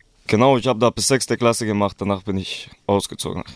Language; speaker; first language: German; early bilingual, other home language; Kurdish